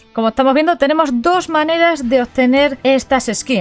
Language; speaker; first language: Spanish; native; Spanish